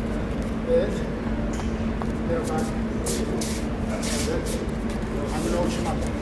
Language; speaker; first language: English; non-native, learner; Spanish